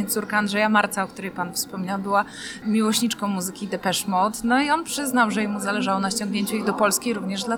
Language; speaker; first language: Polish; native; Polish